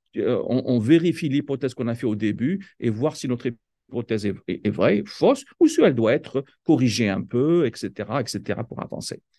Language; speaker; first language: French; non-native, local second language; Kabyle